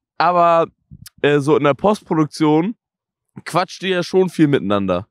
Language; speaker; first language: German; native; German